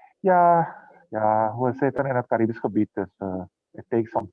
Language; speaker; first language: Dutch; non-native, local second language; Papiamento